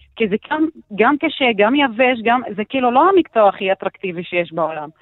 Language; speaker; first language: Hebrew; non-native, local second language; Arabic